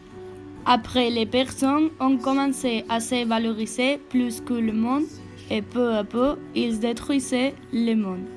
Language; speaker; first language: French; non-native, learner; Spanish